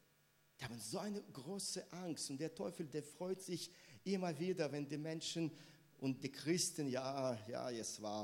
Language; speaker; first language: German; non-native, fluent; Russian